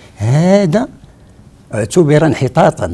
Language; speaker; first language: Arabic; native; Arabic